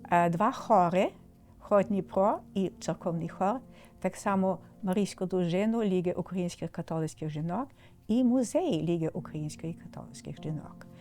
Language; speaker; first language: Ukrainian; early bilingual, heritage; Ukrainian